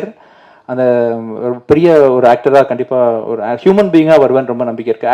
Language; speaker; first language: Tamil; native; Tamil